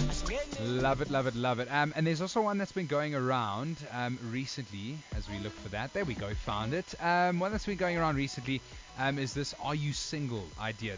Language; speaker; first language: English; native; English